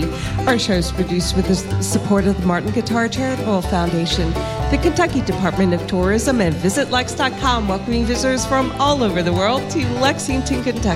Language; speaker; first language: English; native; English